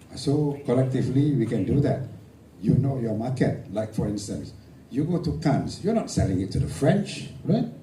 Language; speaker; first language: English; non-native, local second language; Malay